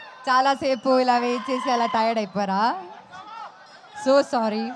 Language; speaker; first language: Telugu; non-native, fluent; Malayalam